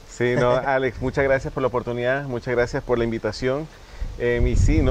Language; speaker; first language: Spanish; native; Spanish